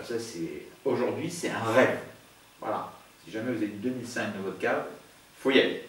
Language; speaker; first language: French; native; French